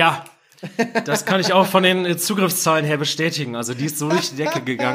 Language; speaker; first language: German; native; German